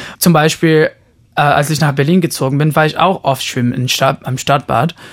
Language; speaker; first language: German; non-native, fluent; Portuguese